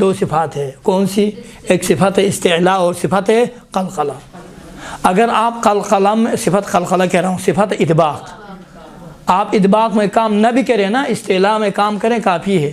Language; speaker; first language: Urdu; non-native, local second language; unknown